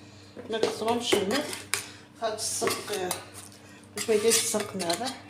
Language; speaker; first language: Arabic; native; Arabic